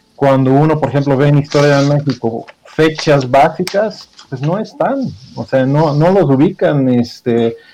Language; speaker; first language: Spanish; non-native, fluent; Dutch